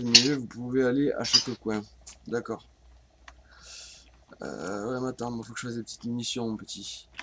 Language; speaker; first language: French; native; French